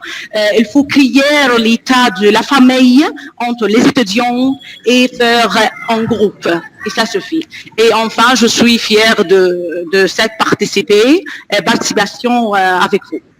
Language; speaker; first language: French; non-native, learner; Arabic